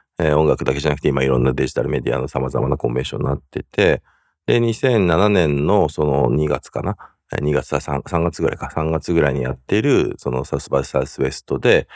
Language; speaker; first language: Japanese; native; Japanese